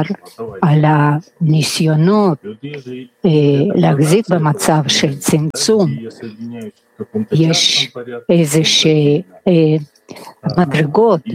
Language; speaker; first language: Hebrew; non-native, fluent; Russian